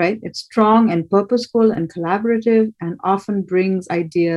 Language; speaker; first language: English; non-native, local second language; Bangla